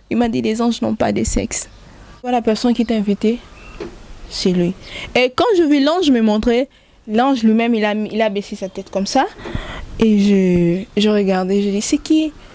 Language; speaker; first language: French; non-native, local second language; Lingala